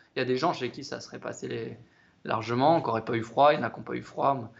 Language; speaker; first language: French; native; French